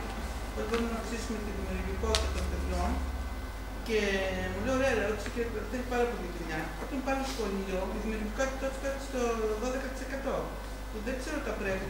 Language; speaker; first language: Greek; native; Greek